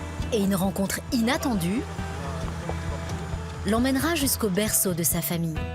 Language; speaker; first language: French; native; French